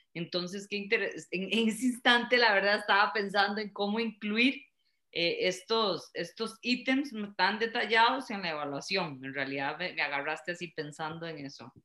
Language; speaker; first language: Spanish; native; Spanish